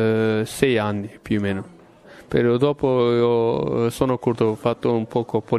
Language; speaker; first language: Italian; non-native, learner; Kurdish